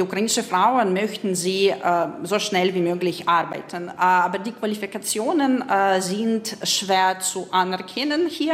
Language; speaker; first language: German; non-native, fluent; Ukrainian